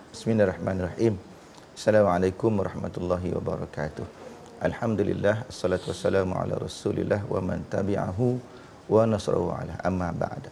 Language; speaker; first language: Malay; native; Malay